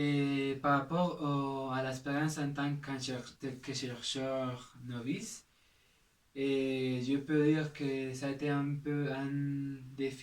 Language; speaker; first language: French; non-native, learner; Spanish